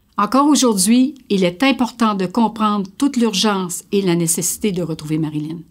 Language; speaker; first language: French; native; French